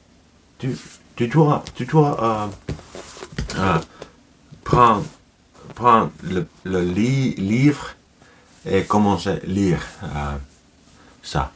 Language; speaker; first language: French; non-native, learner; Finnish